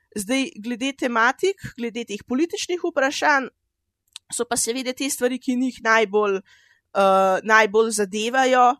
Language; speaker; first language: Slovenian; native; Slovenian